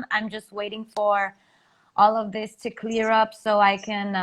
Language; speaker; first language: English; non-native, fluent; Spanish